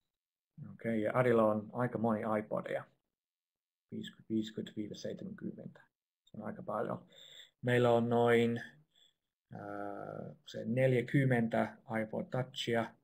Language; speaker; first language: Finnish; non-native, fluent; English